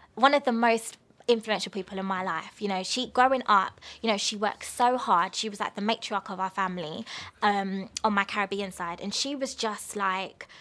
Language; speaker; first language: English; native; English